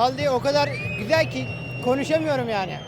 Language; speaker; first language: Turkish; non-native, learner; Ukrainian